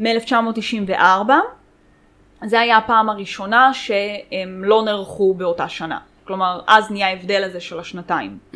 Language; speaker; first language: Hebrew; early bilingual, other home language; Russian